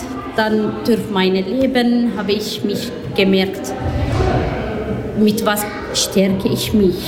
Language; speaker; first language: German; non-native, learner; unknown